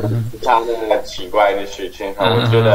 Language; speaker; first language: Chinese; non-native, learner; English